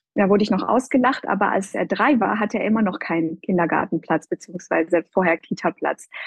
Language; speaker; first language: German; non-native, fluent; Persian